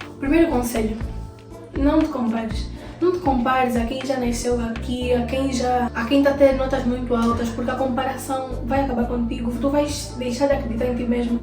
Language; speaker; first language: Portuguese; native; Portuguese